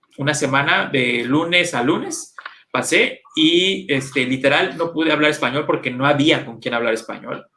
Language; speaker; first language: Spanish; native; Spanish